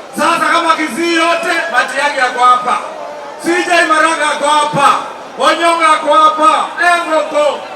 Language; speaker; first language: Swahili; non-native, local second language; Kamba